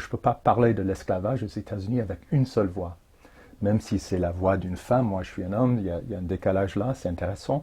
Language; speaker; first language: French; non-native, fluent; English